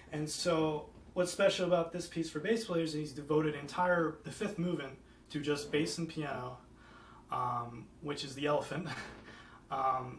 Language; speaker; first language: English; native; English